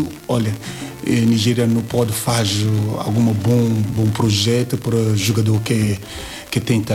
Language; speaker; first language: Portuguese; non-native, learner; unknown